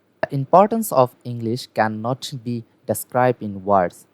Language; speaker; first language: English; non-native, local second language; Bangla